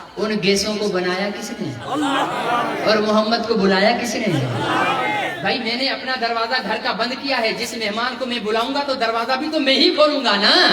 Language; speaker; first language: Urdu; non-native, local second language; Sindhi